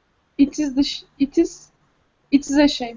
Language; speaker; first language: English; non-native, learner; Turkish